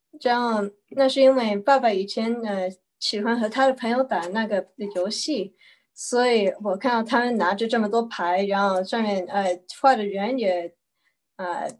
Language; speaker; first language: Chinese; early bilingual, heritage; Chinese